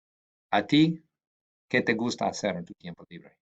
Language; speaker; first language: Spanish; non-native, fluent; English